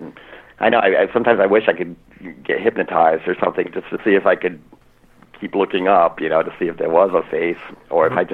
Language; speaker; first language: English; native; English